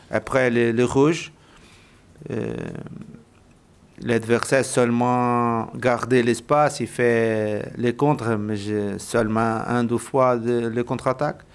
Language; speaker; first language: French; non-native, learner; Portuguese